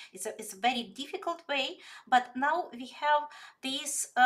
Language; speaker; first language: English; non-native, fluent; Ukrainian